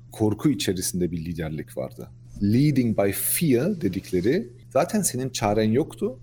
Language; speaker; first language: Turkish; early bilingual, heritage; Turkish